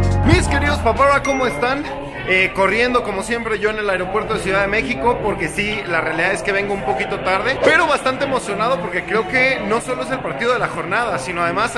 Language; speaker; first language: Spanish; native; Spanish